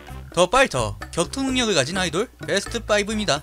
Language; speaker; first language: Korean; native; Korean